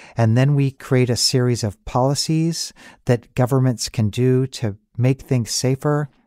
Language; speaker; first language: English; native; English